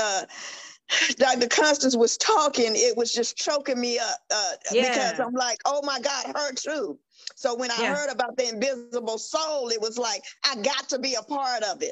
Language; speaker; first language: English; native; English